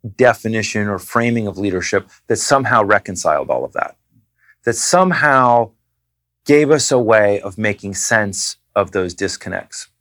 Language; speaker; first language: English; native; English